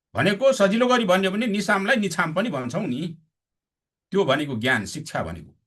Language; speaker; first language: Nepali; non-native, local second language; Limbu